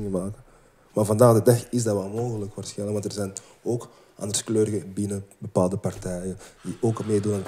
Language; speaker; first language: Dutch; early bilingual, other home language; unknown